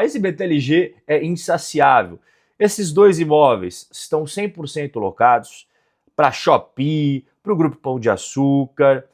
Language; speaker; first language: Portuguese; native; Portuguese